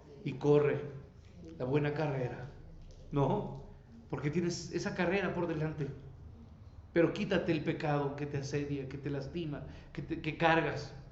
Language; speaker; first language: Spanish; native; Spanish